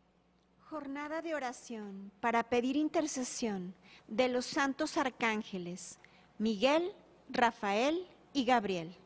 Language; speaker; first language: Spanish; native; Spanish